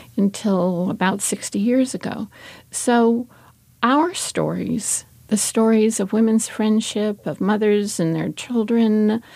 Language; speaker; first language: English; native; English